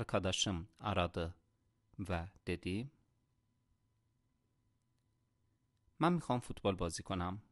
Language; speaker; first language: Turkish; non-native, fluent; Persian